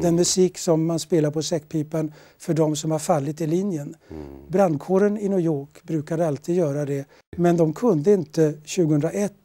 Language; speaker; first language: Swedish; native; Swedish